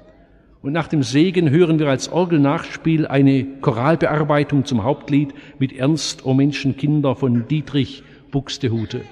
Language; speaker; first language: German; native; German